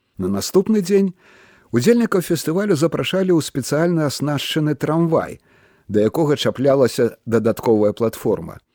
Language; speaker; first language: Belarusian; native; Belarusian